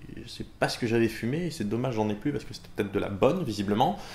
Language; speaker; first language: French; native; French